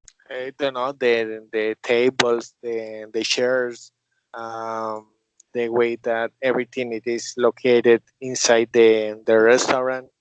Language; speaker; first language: English; non-native, learner; Spanish